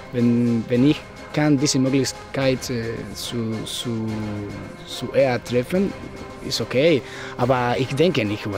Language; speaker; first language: German; non-native, learner; Spanish